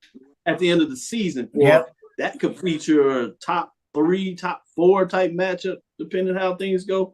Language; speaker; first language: English; native; English